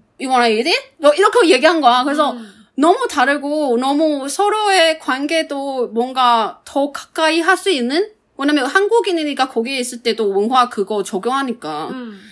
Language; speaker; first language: Korean; non-native, fluent; Chinese